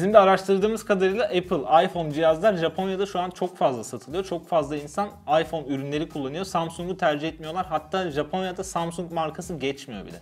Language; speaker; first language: Turkish; native; Turkish